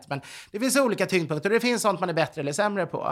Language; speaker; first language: Swedish; native; Swedish